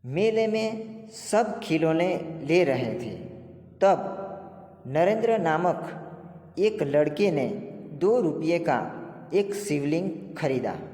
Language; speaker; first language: Hindi; non-native, local second language; Gujarati